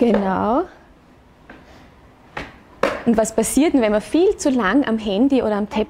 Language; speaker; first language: German; native; German